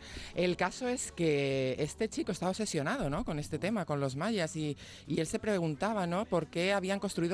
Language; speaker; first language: Spanish; native; Spanish